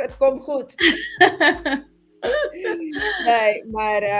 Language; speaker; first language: Dutch; non-native, local second language; Papiamento